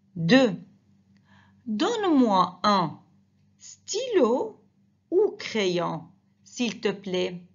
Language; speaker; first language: French; non-native, fluent; Arabic